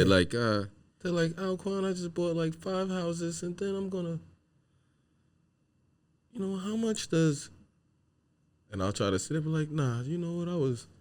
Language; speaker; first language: English; native; English